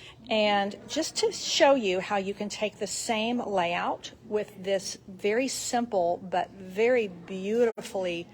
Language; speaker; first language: English; native; English